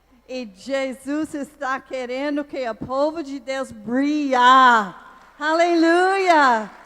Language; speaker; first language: Portuguese; non-native, learner; English